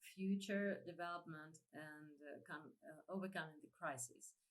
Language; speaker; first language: English; non-native, fluent; Ukrainian